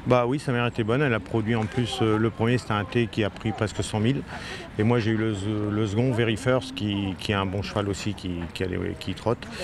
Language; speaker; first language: French; native; French